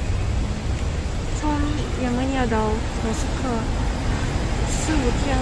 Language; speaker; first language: Chinese; non-native, learner; Russian